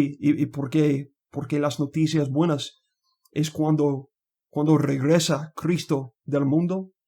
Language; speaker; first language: Spanish; non-native, learner; English